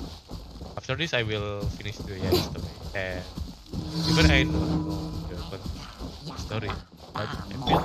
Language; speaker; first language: English; non-native, learner; Indonesian